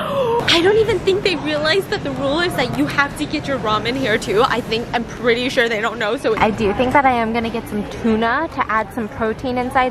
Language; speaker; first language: English; early bilingual, other home language; Korean